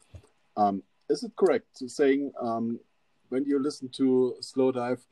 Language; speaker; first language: English; non-native, fluent; German